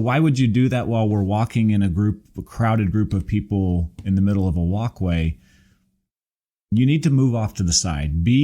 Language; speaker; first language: English; native; English